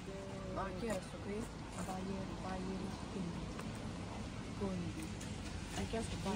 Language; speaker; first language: Italian; early bilingual, other home language; Filipino